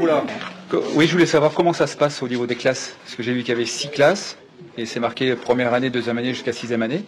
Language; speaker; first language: French; native; French